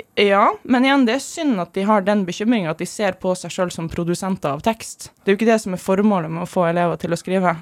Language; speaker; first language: Norwegian; early bilingual, other home language; German